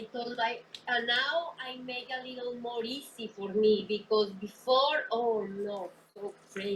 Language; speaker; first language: English; non-native, learner; Spanish